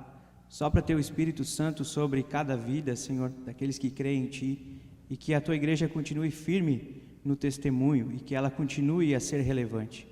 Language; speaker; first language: Portuguese; native; Portuguese